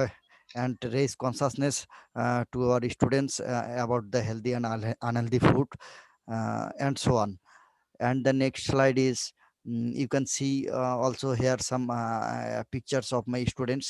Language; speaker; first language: English; non-native, learner; Bangla